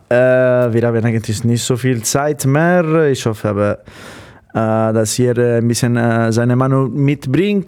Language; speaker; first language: German; non-native, fluent; Italian